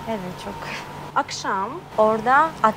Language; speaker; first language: Turkish; non-native, learner; Russian